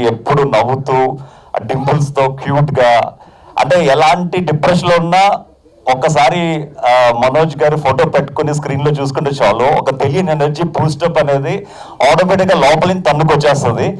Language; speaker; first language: Telugu; native; Telugu